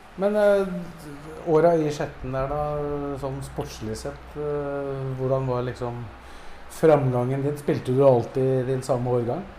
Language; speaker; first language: Norwegian; native; Norwegian